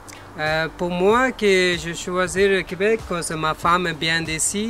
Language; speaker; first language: French; non-native, learner; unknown